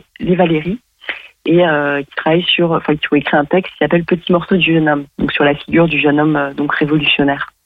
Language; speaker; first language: French; native; French